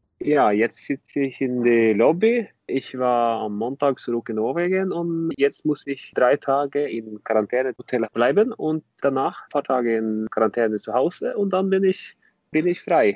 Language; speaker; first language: German; non-native, fluent; Norwegian